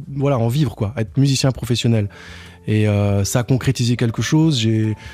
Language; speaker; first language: French; native; French